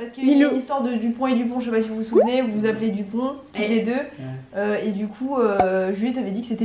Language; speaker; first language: French; native; French